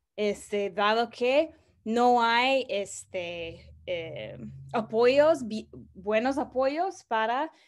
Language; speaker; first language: Spanish; non-native, fluent; English